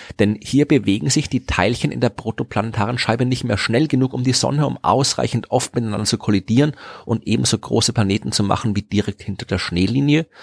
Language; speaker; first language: German; native; German